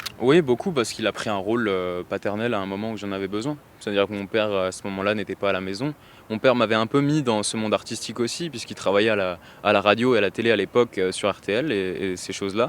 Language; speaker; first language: French; native; French